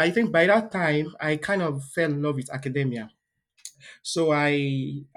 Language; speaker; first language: English; non-native, local second language; Yoruba